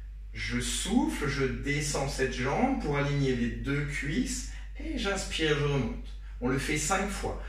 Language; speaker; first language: French; native; French